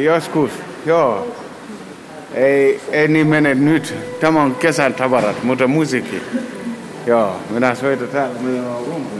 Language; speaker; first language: Finnish; non-native, learner; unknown